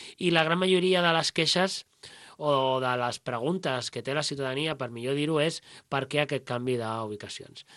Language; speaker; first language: Catalan; native; Catalan